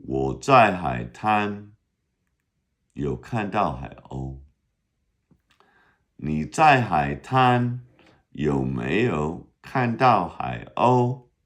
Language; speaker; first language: Chinese; non-native, fluent; English